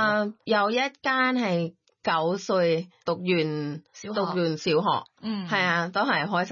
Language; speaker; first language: Cantonese; non-native, learner; Thai